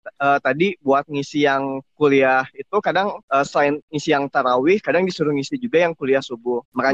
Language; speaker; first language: Indonesian; native; Indonesian